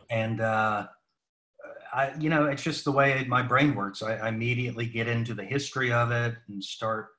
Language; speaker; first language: English; native; English